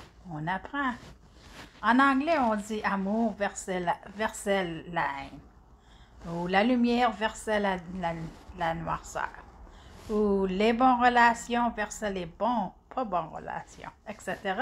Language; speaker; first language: French; native; French